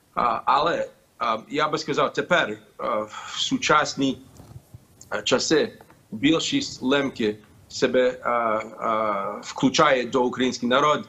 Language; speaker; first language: Ukrainian; early bilingual, heritage; Ukrainian